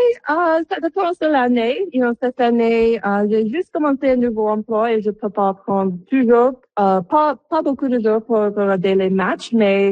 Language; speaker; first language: French; non-native, local second language; English